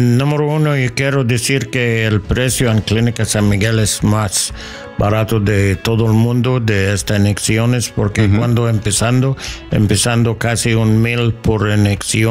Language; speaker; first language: Spanish; non-native, learner; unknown